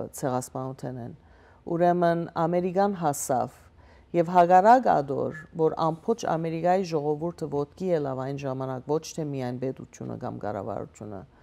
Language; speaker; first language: Armenian; early bilingual, heritage; Armenian